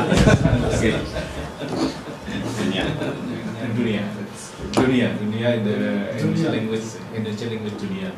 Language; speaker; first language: English; non-native, learner; Indonesian